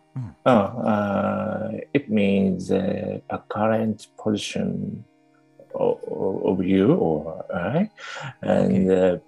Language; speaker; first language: English; non-native, learner; Japanese